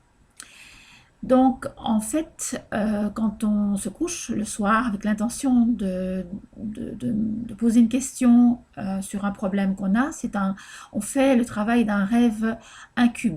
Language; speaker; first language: French; native; French